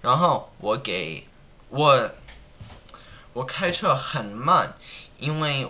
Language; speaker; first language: Chinese; non-native, learner; English